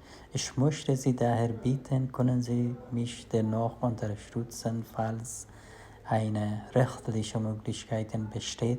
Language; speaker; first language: German; non-native, learner; Persian